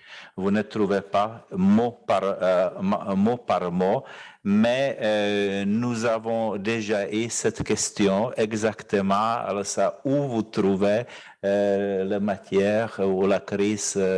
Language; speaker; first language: French; non-native, fluent; Czech